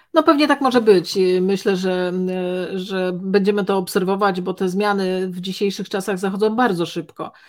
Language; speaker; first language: Polish; native; Polish